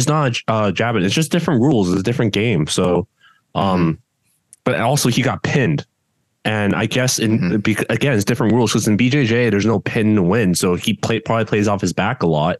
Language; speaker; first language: English; non-native, local second language; Cantonese